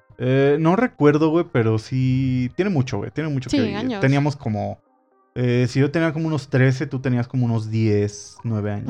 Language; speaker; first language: Spanish; native; Spanish